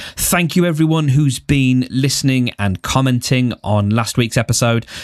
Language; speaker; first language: English; native; English